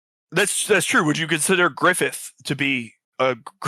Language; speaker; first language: English; native; English